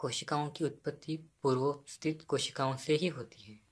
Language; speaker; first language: Hindi; non-native, local second language; Marathi